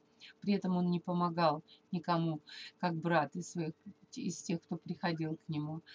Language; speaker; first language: Russian; native; Russian